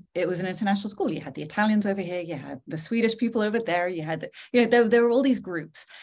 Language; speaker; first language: English; native; English